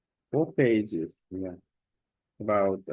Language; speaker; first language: English; non-native, learner; Korean